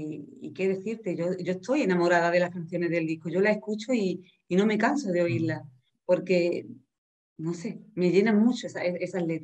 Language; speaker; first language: Spanish; native; Spanish